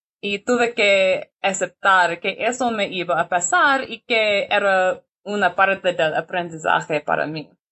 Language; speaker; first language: Spanish; non-native, learner; English